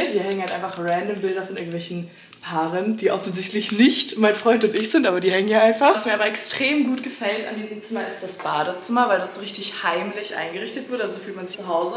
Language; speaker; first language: German; native; German